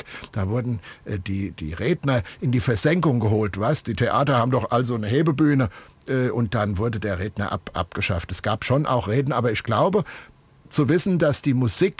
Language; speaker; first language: German; native; German